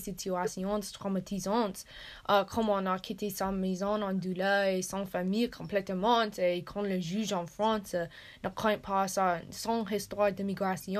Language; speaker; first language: French; non-native, learner; English